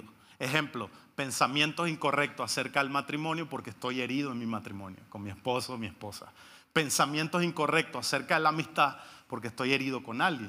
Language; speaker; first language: Spanish; native; Spanish